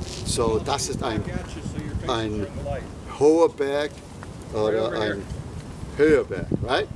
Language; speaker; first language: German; non-native, fluent; English